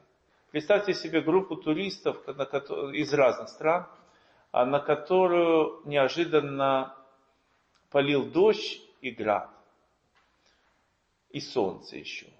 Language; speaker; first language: Russian; native; Russian